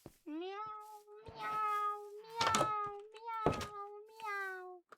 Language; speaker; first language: French; native; French